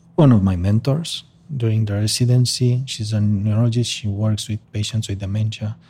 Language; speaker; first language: English; non-native, fluent; Spanish